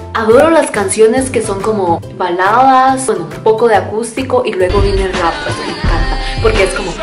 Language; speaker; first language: Spanish; early bilingual, other home language; Cantonese